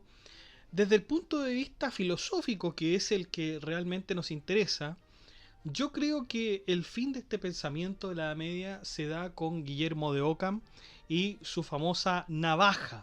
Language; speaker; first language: Spanish; native; Spanish